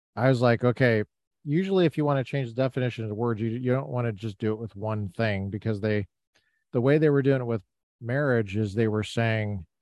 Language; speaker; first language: English; native; English